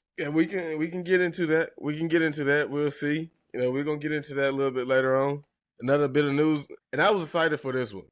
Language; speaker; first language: English; native; English